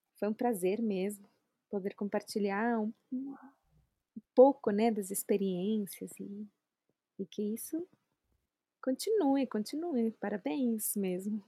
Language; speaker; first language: Portuguese; non-native, fluent; Spanish